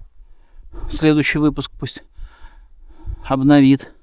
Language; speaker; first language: Russian; native; Russian